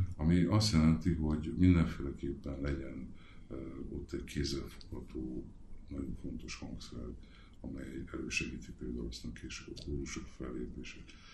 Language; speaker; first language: Hungarian; native; Hungarian